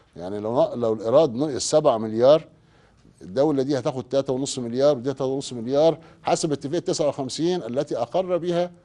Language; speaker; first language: Arabic; native; Arabic